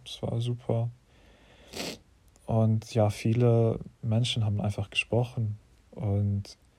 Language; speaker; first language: German; non-native, fluent; English